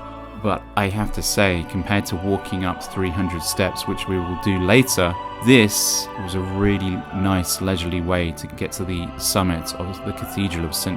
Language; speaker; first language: English; native; English